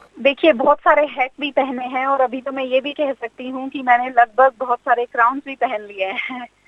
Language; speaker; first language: Hindi; native; Hindi